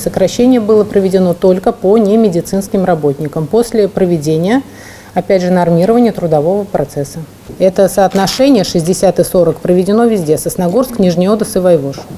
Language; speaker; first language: Russian; native; Russian